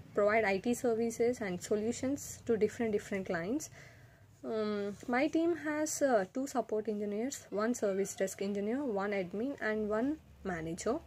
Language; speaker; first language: English; non-native, local second language; Telugu